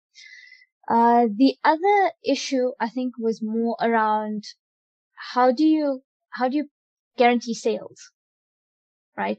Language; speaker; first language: English; native; English